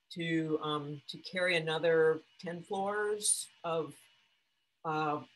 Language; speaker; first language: English; native; English